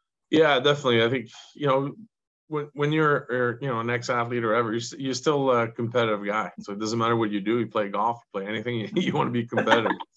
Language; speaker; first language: English; non-native, local second language; French